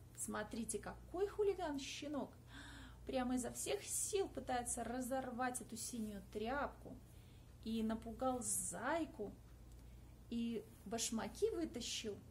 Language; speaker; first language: Russian; native; Russian